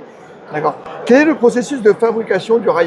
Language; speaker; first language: French; native; French